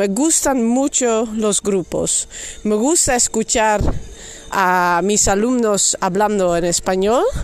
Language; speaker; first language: Spanish; non-native, fluent; Dutch